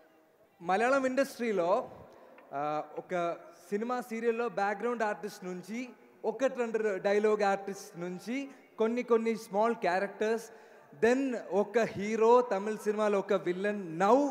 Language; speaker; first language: Telugu; non-native, learner; Malayalam